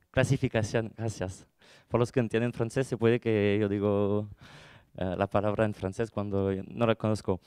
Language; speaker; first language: Spanish; non-native, fluent; French